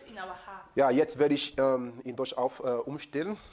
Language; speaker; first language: German; non-native, fluent; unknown